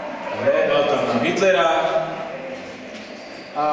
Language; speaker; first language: Slovak; native; Slovak